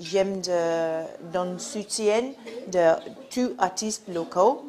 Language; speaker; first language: French; non-native, fluent; English